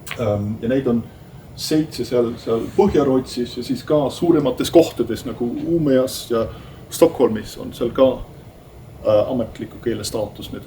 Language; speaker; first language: Estonian; non-native, fluent; Dutch